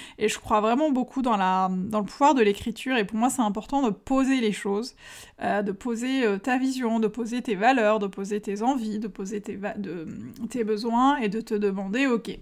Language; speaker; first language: French; native; French